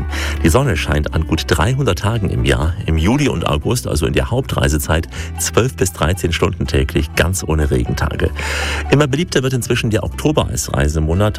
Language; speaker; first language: German; native; German